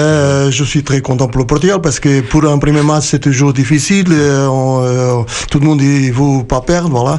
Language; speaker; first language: French; non-native, fluent; Portuguese